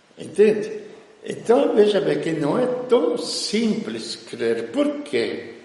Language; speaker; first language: Portuguese; non-native, fluent; Italian